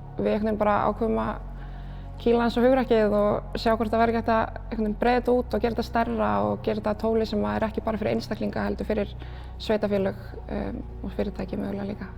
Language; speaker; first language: Icelandic; native; Icelandic